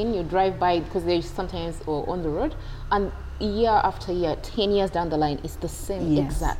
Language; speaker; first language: English; non-native, local second language; Ganda